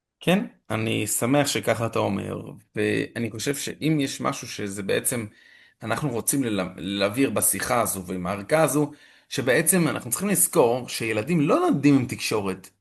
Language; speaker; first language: Hebrew; non-native, fluent; English